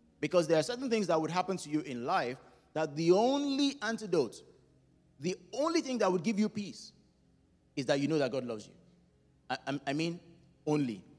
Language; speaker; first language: English; non-native, local second language; Yoruba